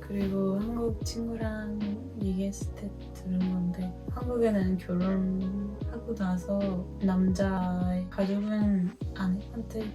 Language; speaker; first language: Korean; non-native, fluent; Dutch